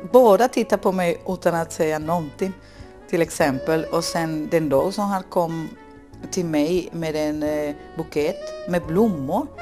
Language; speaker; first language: Swedish; non-native, fluent; Spanish